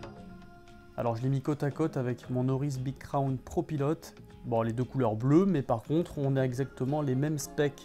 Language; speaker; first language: French; native; French